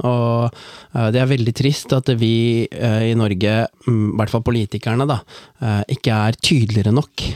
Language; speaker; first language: Norwegian; early bilingual, other home language; Tamil